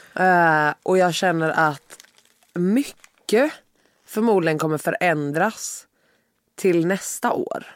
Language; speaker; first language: Swedish; native; Swedish